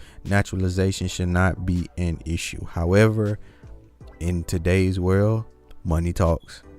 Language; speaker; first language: English; native; English